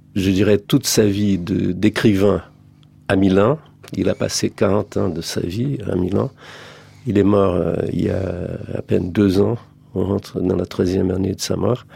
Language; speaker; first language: French; non-native, fluent; Portuguese